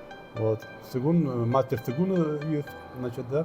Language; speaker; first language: Russian; non-native, local second language; Tatar